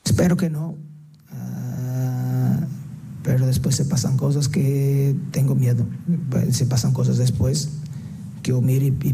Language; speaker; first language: Spanish; non-native, fluent; Portuguese